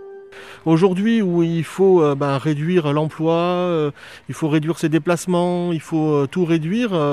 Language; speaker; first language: French; native; French